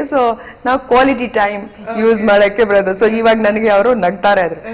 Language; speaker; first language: Kannada; non-native, local second language; Hindi